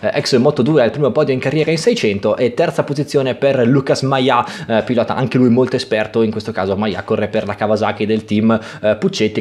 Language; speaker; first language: Italian; native; Italian